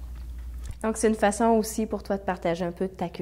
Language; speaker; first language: French; native; French